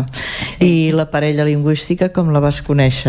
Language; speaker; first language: Catalan; native; Catalan